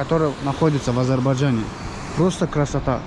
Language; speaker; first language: Russian; non-native, fluent; Azerbaijani